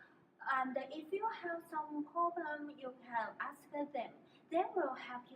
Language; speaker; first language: English; non-native, learner; Chinese